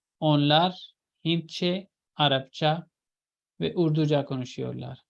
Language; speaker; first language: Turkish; non-native, fluent; Urdu